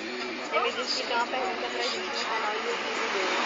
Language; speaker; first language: Portuguese; native; Portuguese